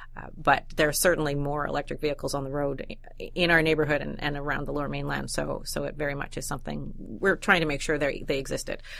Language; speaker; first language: English; native; English